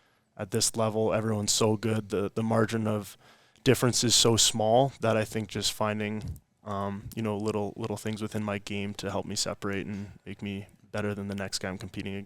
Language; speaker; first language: English; native; English